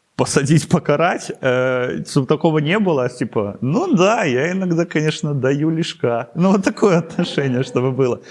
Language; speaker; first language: Russian; native; Russian